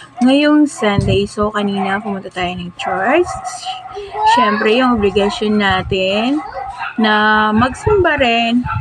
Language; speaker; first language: Filipino; non-native, local second language; Bikol